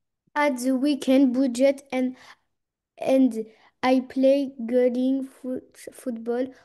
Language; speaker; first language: English; non-native, learner; French